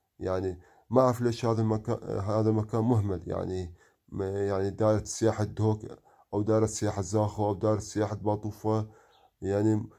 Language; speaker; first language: Arabic; non-native, local second language; Kurdish